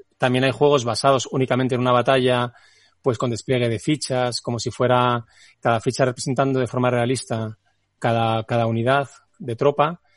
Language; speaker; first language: Spanish; native; Spanish